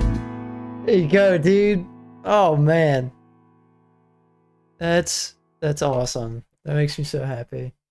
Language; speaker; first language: English; native; English